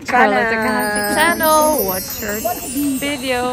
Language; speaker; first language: English; non-native, learner; Filipino